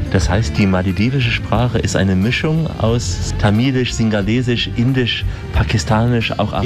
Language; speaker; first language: German; native; German